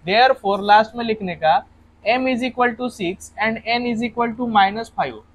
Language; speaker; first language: Hindi; non-native, local second language; Marathi